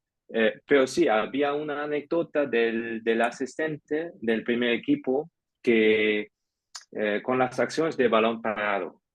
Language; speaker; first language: Spanish; non-native, fluent; German